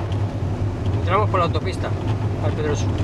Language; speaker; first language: Spanish; native; Spanish